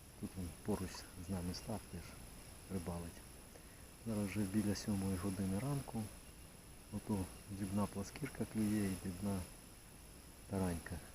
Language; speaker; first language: Ukrainian; native; Ukrainian